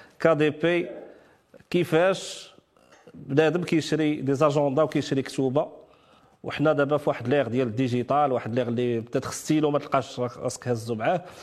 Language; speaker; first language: Arabic; native; Arabic